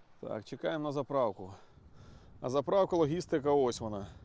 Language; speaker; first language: Ukrainian; non-native, local second language; Russian